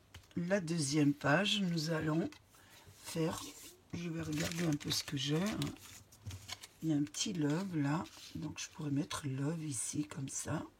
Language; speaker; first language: French; native; French